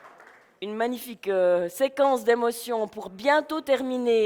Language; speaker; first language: French; native; French